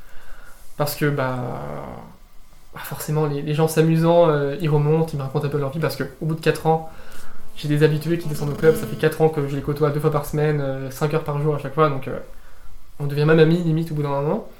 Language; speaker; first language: French; native; French